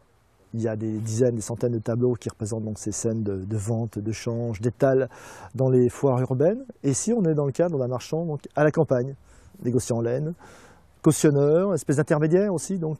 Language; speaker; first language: French; native; French